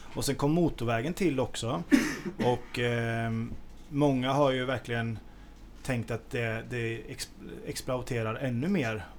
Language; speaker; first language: Swedish; native; Swedish